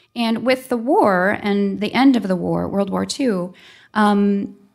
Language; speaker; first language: English; native; English